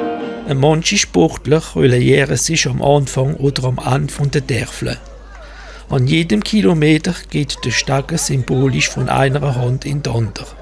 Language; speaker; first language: German; non-native, local second language; French